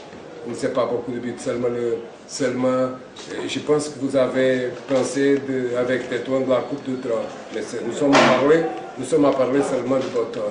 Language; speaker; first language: French; non-native, fluent; Portuguese